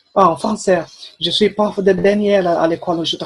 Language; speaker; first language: French; non-native, fluent; Portuguese